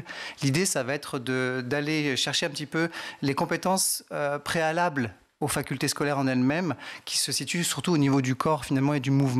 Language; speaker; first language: French; native; French